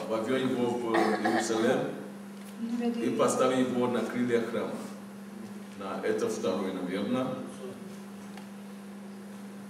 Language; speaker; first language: Russian; non-native, fluent; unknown